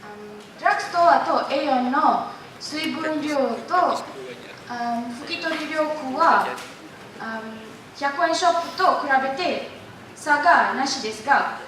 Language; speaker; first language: Japanese; non-native, learner; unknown